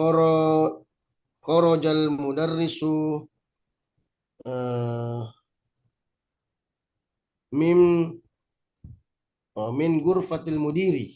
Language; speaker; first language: Arabic; non-native, learner; Indonesian